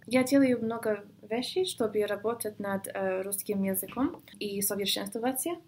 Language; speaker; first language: Russian; non-native, fluent; English